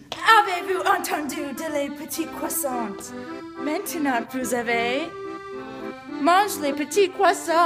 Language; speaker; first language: French; non-native, learner; English